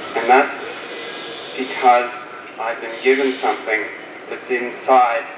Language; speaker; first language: English; native; English